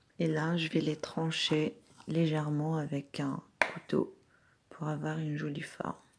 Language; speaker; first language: French; non-native, local second language; Arabic